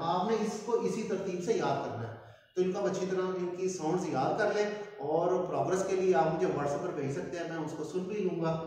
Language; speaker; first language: Urdu; non-native, local second language; Punjabi